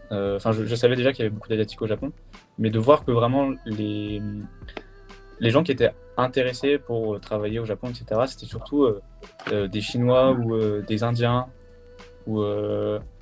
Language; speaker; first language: French; native; French